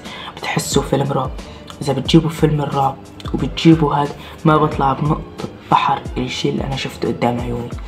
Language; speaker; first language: Arabic; native; Arabic